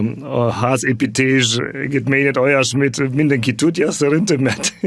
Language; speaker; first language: Hungarian; non-native, fluent; German